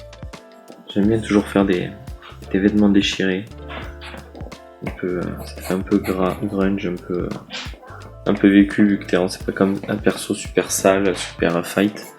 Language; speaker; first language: French; native; French